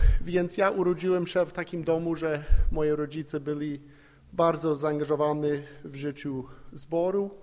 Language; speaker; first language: Polish; non-native, fluent; English